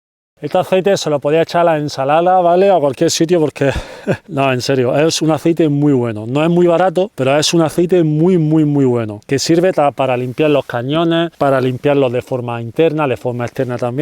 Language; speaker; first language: Spanish; native; Spanish